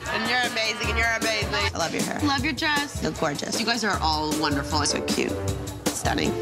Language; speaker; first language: English; native; English